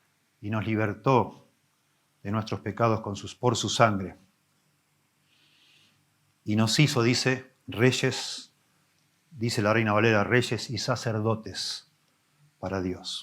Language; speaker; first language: Spanish; native; Spanish